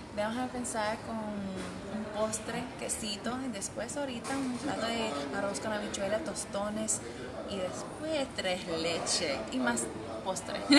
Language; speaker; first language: Spanish; early bilingual, heritage; English